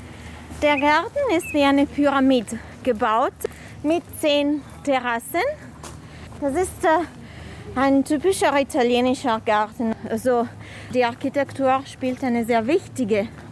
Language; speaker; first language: German; non-native, fluent; Italian